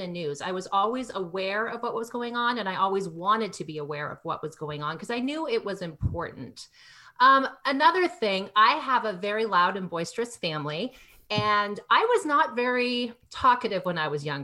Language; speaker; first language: English; native; English